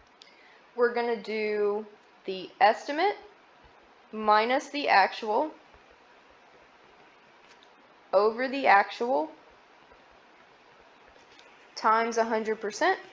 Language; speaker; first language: English; native; English